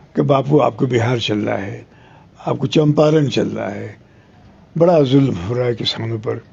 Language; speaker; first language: Hindi; non-native, local second language; Telugu